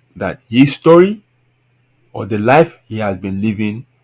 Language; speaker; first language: English; non-native, local second language; Yoruba